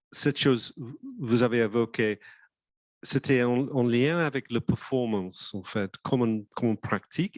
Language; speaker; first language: French; non-native, fluent; English